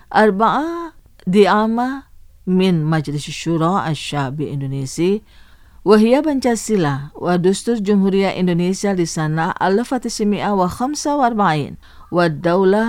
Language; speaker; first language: Arabic; non-native, fluent; Indonesian